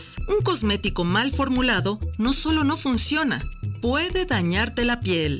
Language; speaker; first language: Spanish; native; Spanish